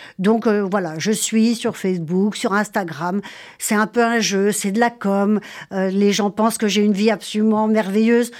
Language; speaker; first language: French; native; French